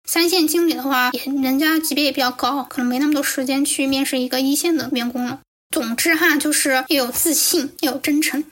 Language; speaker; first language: Chinese; native; Chinese